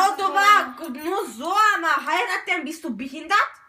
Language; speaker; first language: German; early bilingual, other home language; Romany